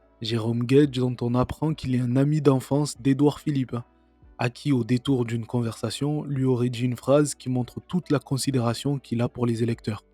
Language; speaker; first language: French; native; French